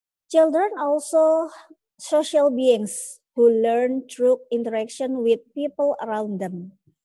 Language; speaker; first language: English; non-native, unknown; Indonesian